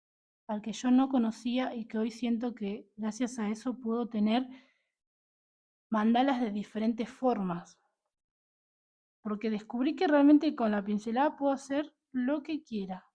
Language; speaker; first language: Spanish; native; Spanish